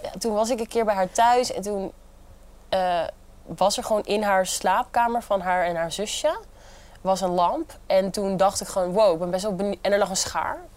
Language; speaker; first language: Dutch; native; Dutch